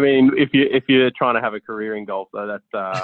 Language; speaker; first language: English; native; English